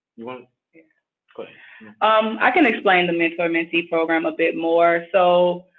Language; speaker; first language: English; native; English